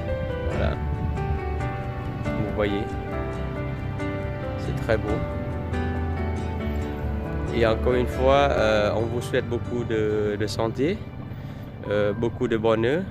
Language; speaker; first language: French; non-native, fluent; Vietnamese